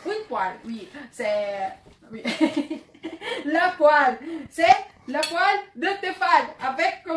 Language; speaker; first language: French; non-native, learner; Filipino